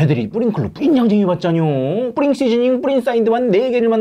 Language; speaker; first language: Korean; native; Korean